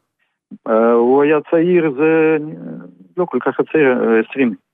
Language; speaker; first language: Hebrew; non-native, fluent; Russian